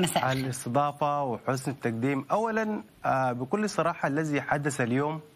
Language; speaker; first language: Arabic; native; Arabic